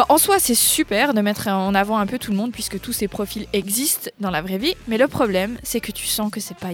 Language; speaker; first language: French; native; French